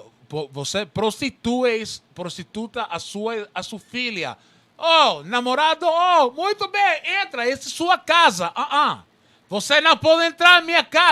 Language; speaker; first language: Portuguese; non-native, learner; Spanish